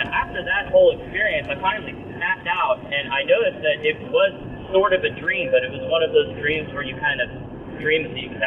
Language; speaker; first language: English; native; English